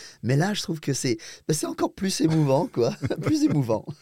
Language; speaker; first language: French; native; French